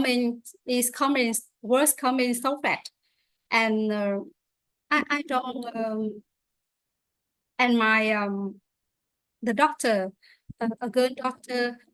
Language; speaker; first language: English; non-native, learner; Vietnamese